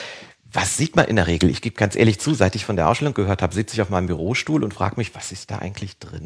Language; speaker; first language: German; native; German